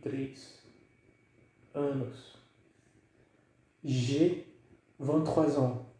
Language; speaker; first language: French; non-native, fluent; Portuguese